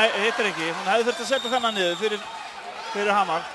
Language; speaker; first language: Icelandic; native; Icelandic